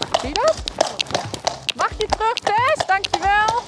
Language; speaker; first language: Dutch; native; Dutch